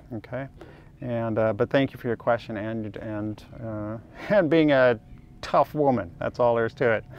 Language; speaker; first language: English; native; English